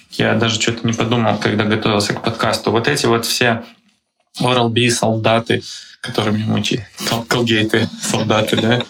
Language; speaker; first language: Russian; native; Russian